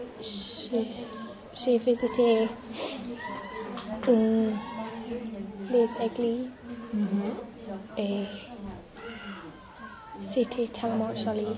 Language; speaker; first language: French; non-native, learner; English